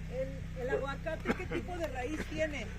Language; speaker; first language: Spanish; native; Spanish